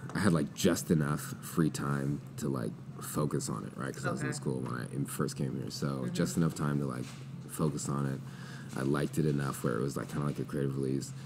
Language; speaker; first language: English; native; English